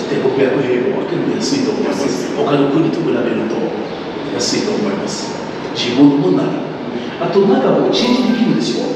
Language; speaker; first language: Japanese; non-native, learner; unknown